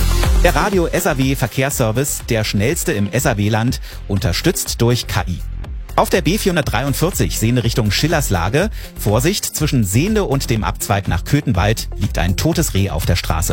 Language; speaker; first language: German; native; German